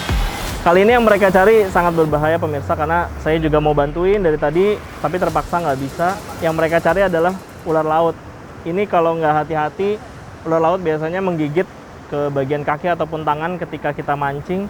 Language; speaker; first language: Indonesian; native; Indonesian